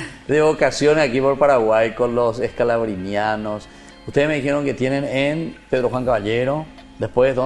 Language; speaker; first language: Spanish; native; Spanish